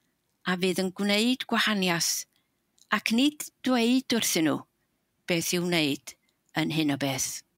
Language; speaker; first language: Welsh; native; Welsh